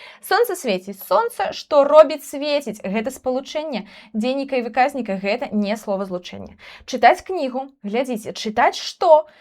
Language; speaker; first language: Belarusian; non-native, local second language; Russian